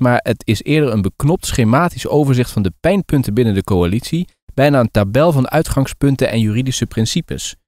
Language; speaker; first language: Dutch; native; Dutch